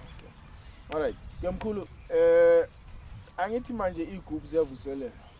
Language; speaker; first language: Zulu; non-native, local second language; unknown